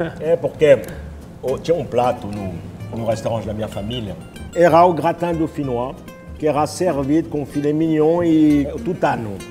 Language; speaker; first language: Portuguese; non-native, fluent; French